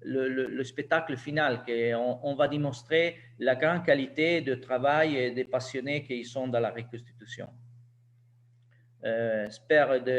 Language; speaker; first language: French; non-native, learner; Italian